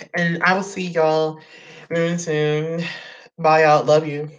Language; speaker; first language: English; native; English